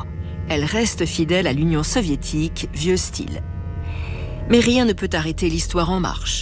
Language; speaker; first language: French; native; French